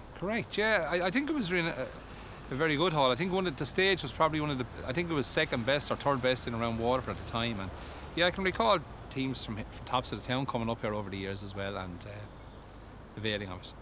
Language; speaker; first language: English; native; English